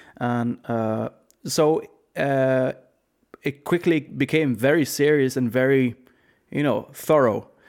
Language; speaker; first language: English; non-native, fluent; Low German